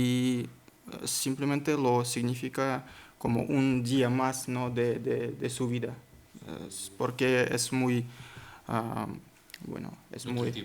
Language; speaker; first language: Spanish; non-native, learner; Kazakh